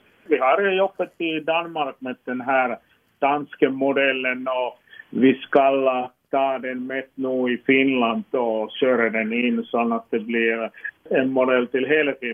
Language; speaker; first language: Swedish; non-native, local second language; Finnish